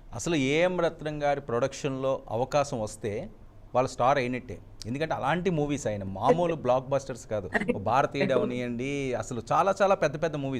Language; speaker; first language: Telugu; native; Telugu